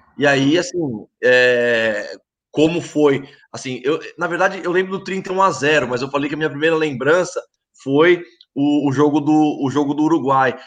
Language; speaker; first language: Portuguese; native; Portuguese